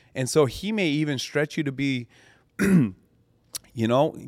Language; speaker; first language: English; native; English